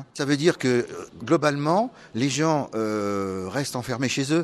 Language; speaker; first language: French; native; French